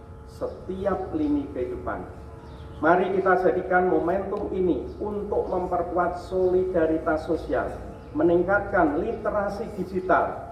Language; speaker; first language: Indonesian; native; Indonesian